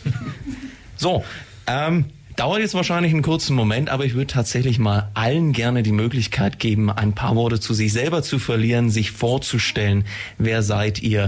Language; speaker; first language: German; native; German